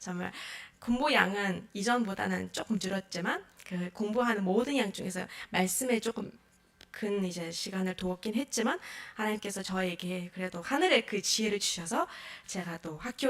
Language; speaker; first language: Korean; non-native, fluent; Mongolian